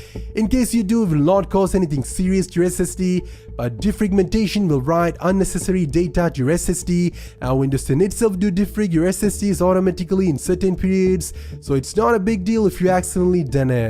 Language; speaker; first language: English; non-native, fluent; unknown